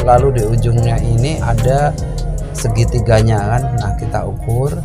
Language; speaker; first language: Indonesian; native; Indonesian